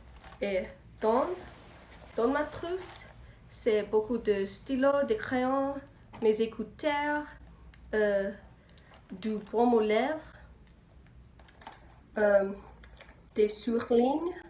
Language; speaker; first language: French; non-native, learner; English